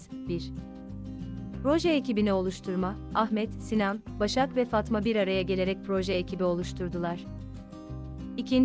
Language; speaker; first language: Turkish; native; Turkish